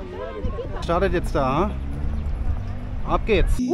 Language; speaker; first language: German; native; German